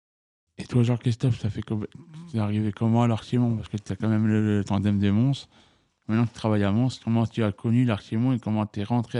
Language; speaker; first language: French; native; French